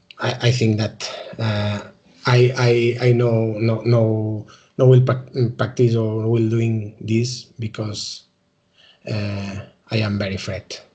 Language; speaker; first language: English; non-native, learner; Spanish